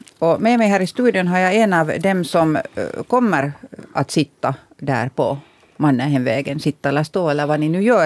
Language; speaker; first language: Swedish; native; Swedish